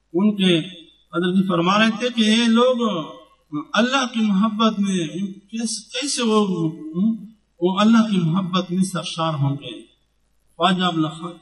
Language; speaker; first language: Urdu; non-native, local second language; Pashto